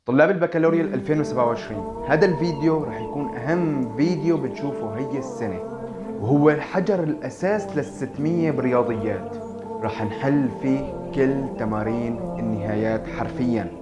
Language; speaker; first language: Arabic; native; Arabic